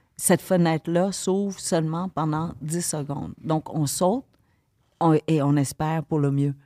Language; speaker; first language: French; early bilingual, other home language; Vietnamese